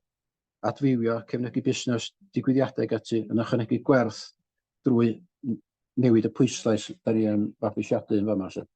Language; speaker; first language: Welsh; native; Welsh